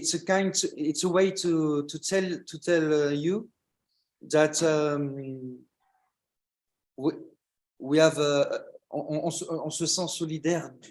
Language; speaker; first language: English; non-native, learner; French